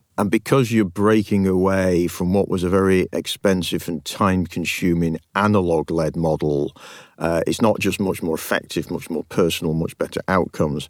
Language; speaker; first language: English; native; English